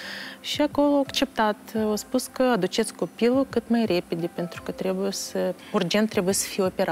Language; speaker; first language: Romanian; non-native, local second language; Russian